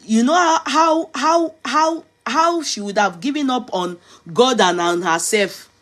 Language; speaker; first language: English; non-native, local second language; Yoruba